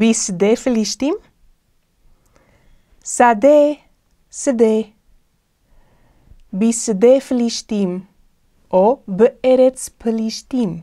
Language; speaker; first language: Hebrew; non-native, fluent; English